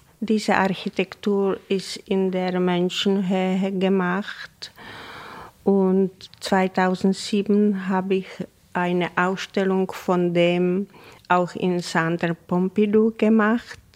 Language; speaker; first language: German; non-native, fluent; Czech